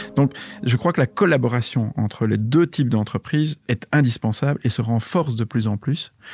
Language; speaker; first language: French; native; French